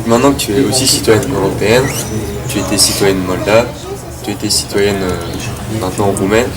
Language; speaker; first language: French; native; French